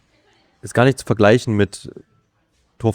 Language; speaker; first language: German; native; German